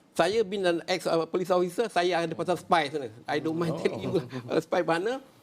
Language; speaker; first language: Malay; native; Malay